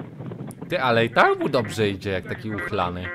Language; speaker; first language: Polish; native; Polish